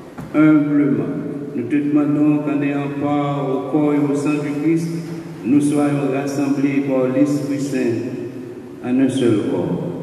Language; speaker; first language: French; non-native, local second language; Haitian Creole